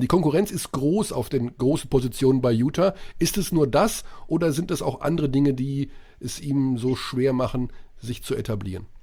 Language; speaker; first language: German; native; German